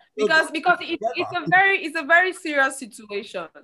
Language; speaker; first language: English; non-native, local second language; Igbo